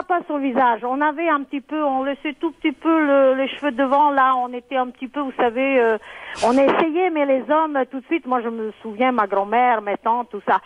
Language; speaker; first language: French; non-native, fluent; Serbian